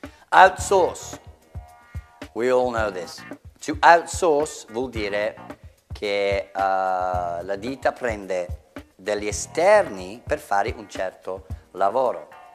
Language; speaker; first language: Italian; non-native, fluent; English